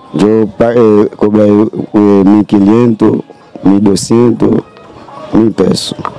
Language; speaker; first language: Haitian Creole; early bilingual, heritage; Haitian Creole